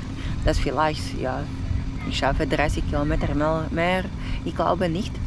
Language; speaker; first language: German; non-native, learner; Slovak